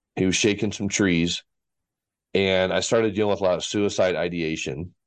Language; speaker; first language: English; native; English